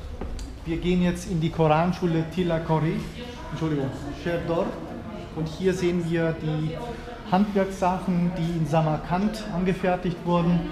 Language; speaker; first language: German; non-native, fluent; Uzbek